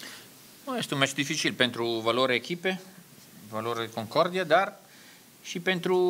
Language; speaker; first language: Romanian; non-native, learner; Italian